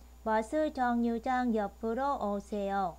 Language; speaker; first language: Korean; non-native, fluent; Vietnamese